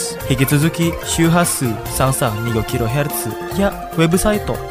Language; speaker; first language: Japanese; non-native, fluent; Indonesian